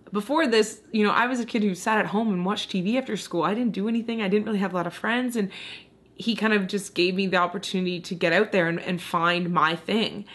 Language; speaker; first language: English; native; English